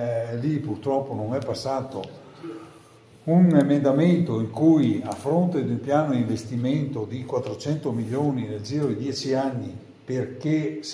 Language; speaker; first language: Italian; native; Italian